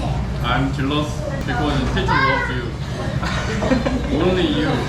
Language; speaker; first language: English; non-native, learner; Korean